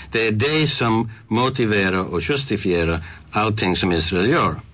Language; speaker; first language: Swedish; non-native, fluent; English